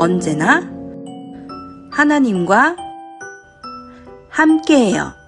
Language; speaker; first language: Korean; native; Korean